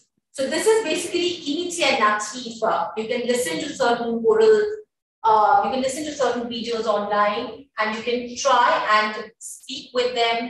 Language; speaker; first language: English; non-native, local second language; Hindi